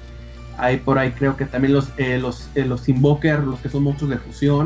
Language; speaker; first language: Spanish; native; Spanish